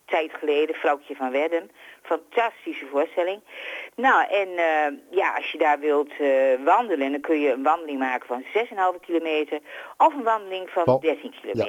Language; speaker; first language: Dutch; native; Dutch